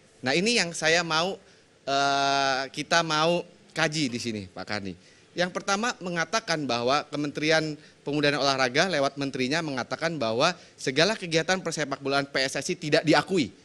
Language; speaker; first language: Indonesian; native; Indonesian